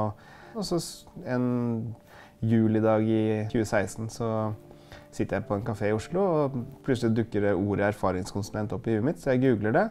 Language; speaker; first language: Norwegian; native; Norwegian